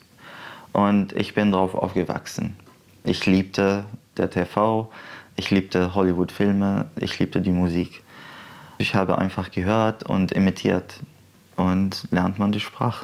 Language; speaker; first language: German; non-native, fluent; Arabic